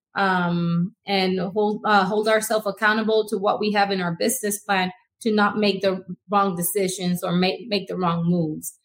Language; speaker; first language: English; non-native, local second language; Spanish